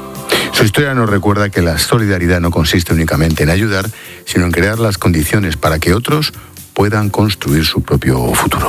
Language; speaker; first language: Spanish; native; Spanish